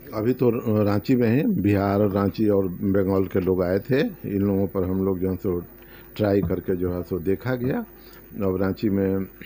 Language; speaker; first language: Hindi; native; Hindi